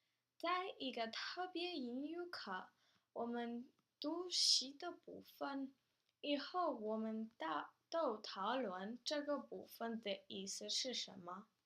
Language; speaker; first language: Chinese; non-native, learner; Spanish